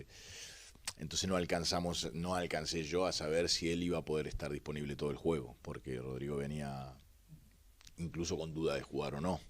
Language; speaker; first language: Spanish; native; Spanish